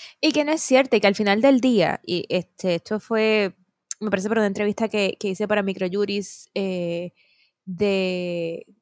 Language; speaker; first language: Spanish; native; Spanish